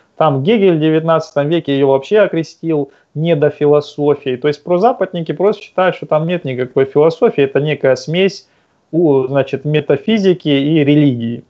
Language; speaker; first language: Russian; native; Russian